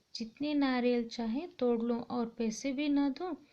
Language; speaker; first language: Hindi; non-native, local second language; Kannada